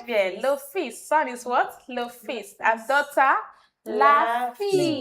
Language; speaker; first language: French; non-native, fluent; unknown